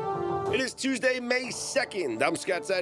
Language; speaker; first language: English; native; English